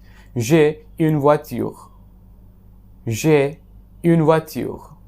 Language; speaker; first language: French; non-native, fluent; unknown